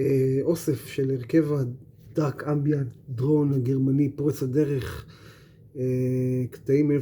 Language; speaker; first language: Hebrew; native; Hebrew